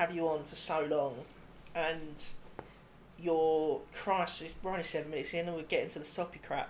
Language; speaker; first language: English; native; English